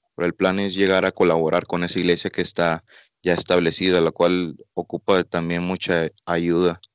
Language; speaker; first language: Spanish; native; Spanish